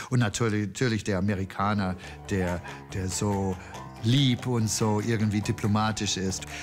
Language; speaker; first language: German; non-native, fluent; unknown